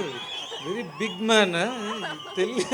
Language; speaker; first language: Telugu; non-native, learner; Tamil